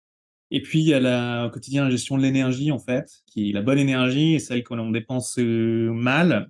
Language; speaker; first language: French; native; French